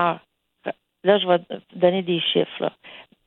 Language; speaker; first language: French; native; French